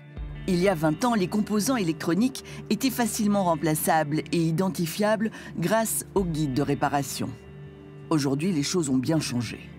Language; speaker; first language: French; native; French